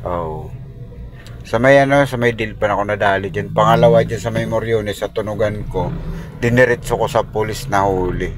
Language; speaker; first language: Filipino; native; Filipino